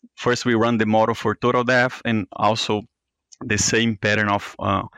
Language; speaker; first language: English; non-native, fluent; Portuguese